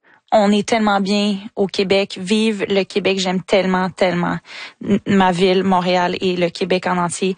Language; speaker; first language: French; native; French